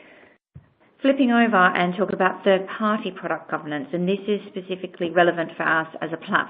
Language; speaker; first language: English; native; English